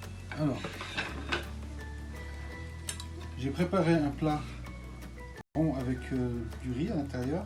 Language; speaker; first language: French; native; French